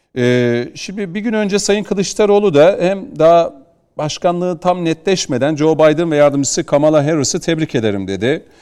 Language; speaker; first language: Turkish; native; Turkish